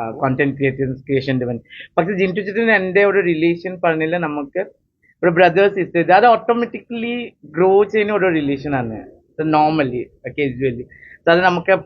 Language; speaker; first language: Malayalam; non-native, fluent; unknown